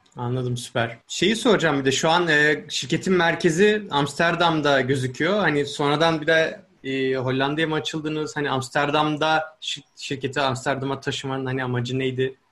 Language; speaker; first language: Turkish; native; Turkish